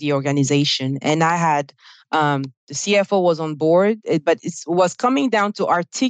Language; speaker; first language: English; non-native, fluent; French